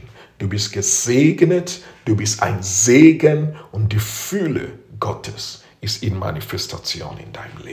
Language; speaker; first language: German; non-native, fluent; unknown